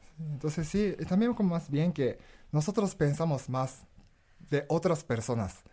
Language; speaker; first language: Spanish; non-native, learner; Japanese